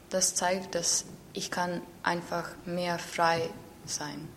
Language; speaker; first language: German; non-native, learner; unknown